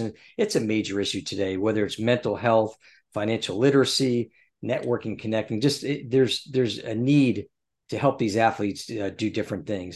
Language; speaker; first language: English; native; English